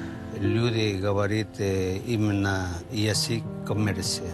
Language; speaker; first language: Russian; non-native, learner; Spanish